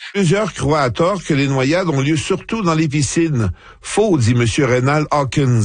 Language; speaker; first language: French; native; French